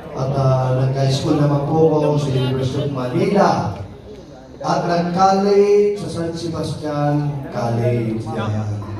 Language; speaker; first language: Filipino; native; Filipino